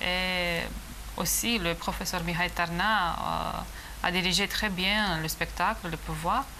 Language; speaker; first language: French; non-native, fluent; Romanian